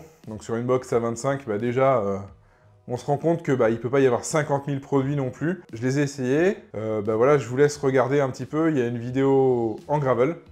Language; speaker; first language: French; native; French